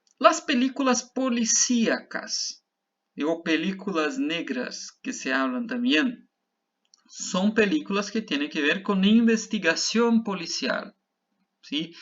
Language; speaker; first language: Spanish; non-native, fluent; Portuguese